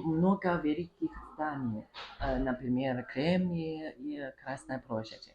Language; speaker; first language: Russian; non-native, learner; Chinese